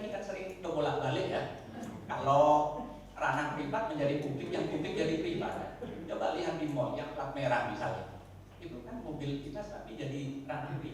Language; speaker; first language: Indonesian; native; Indonesian